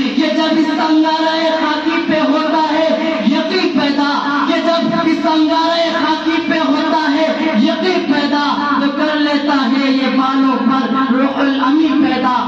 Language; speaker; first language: Urdu; non-native, local second language; Bangla